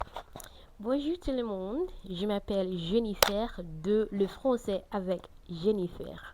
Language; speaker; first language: French; non-native, fluent; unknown